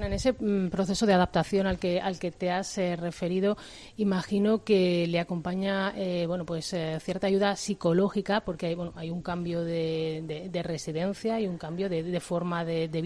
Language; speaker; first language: Spanish; native; Spanish